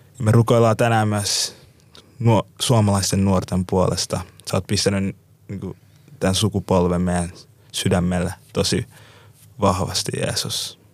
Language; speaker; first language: Finnish; native; Finnish